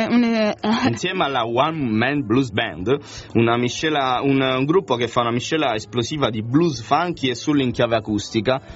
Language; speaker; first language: Italian; native; Italian